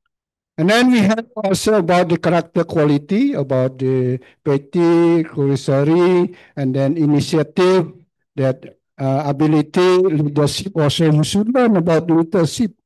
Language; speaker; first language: English; non-native, learner; Khmer